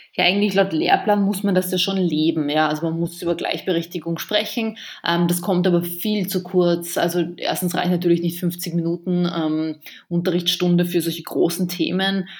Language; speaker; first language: German; early bilingual, other home language; Bosnian